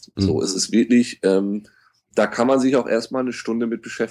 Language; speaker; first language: German; native; German